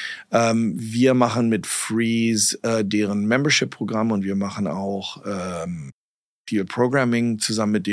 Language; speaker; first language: German; early bilingual, heritage; German